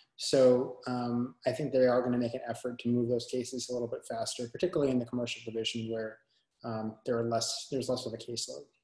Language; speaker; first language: English; native; English